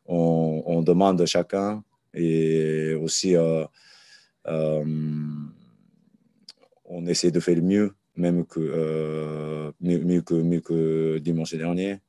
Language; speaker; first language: French; non-native, learner; Japanese